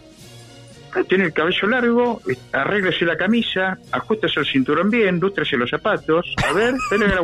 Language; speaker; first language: Spanish; native; Spanish